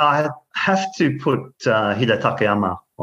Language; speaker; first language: English; native; English